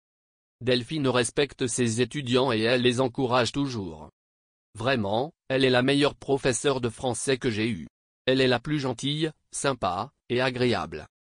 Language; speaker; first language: French; non-native, learner; Chinese